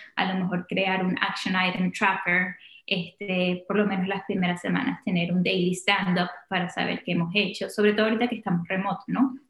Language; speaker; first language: Spanish; native; Spanish